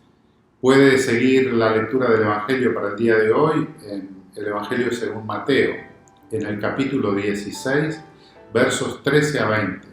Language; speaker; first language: Spanish; native; Spanish